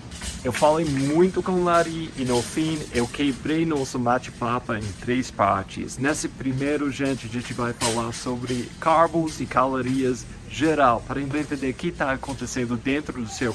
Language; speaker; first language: Portuguese; non-native, fluent; English